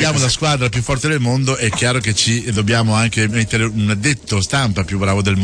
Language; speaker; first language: Italian; native; Italian